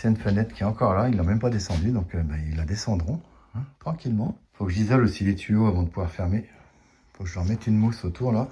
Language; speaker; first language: French; native; French